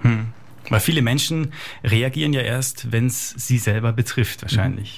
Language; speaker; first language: German; native; German